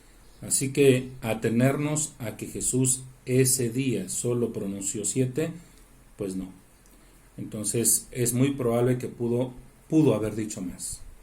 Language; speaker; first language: Spanish; native; Spanish